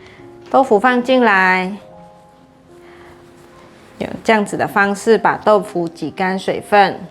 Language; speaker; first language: Chinese; native; Chinese